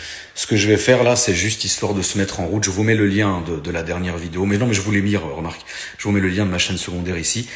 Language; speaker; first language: French; native; French